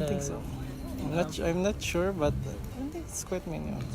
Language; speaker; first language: English; non-native, learner; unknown